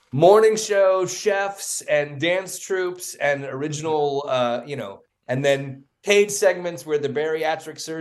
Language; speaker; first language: English; native; English